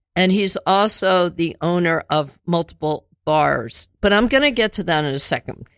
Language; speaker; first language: English; native; English